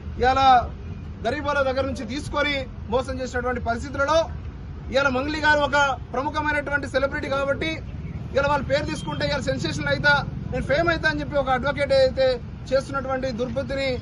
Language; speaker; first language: Telugu; non-native, local second language; Lambadi